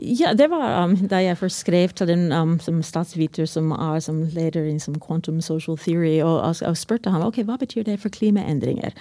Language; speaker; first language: Norwegian; non-native, fluent; English